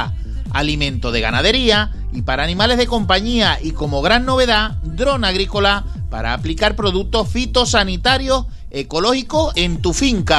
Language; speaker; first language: Spanish; native; Spanish